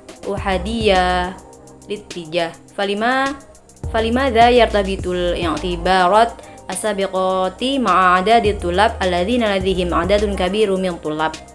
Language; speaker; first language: Arabic; non-native, learner; Indonesian